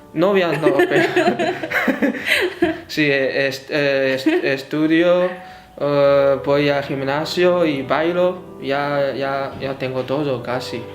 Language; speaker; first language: Spanish; non-native, fluent; Chinese